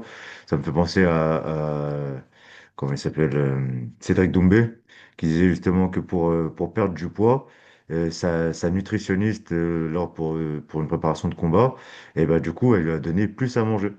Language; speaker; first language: French; native; French